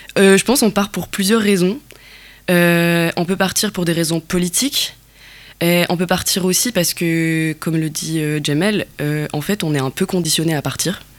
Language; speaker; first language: French; non-native, local second language; Kabyle